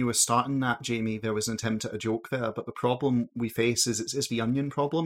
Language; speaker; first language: English; native; English